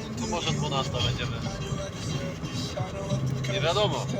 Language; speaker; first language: Polish; native; Polish